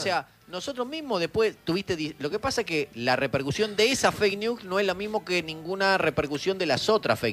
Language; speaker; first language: Spanish; native; Spanish